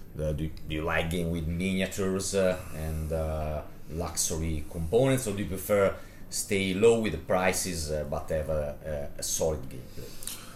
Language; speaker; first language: English; non-native, fluent; Italian